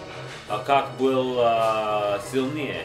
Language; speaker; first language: Russian; non-native, learner; English